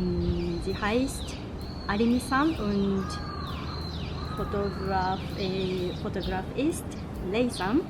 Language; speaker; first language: German; non-native, learner; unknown